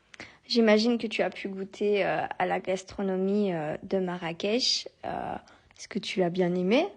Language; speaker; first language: French; native; French